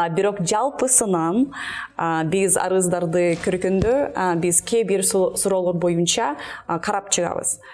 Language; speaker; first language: Kyrgyz; non-native, learner; English